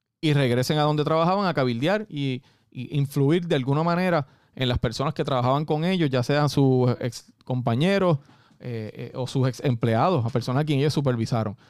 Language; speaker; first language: Spanish; native; Spanish